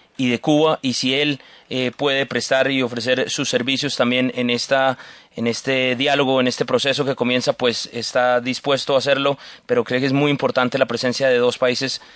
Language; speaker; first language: Spanish; native; Spanish